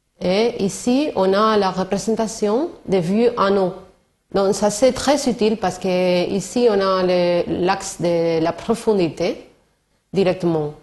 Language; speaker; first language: French; non-native, learner; Spanish